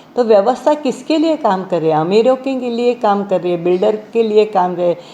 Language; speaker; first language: Hindi; non-native, local second language; Marathi